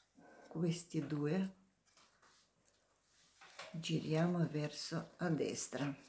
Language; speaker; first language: Italian; non-native, learner; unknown